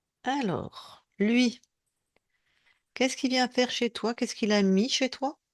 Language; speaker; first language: French; native; French